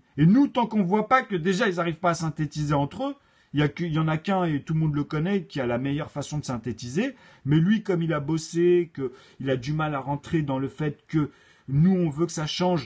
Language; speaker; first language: French; native; French